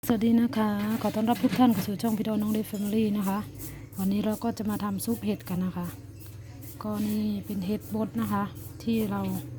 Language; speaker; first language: Thai; native; Thai